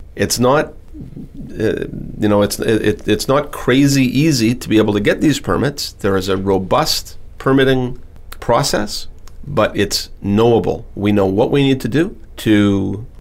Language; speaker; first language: English; native; English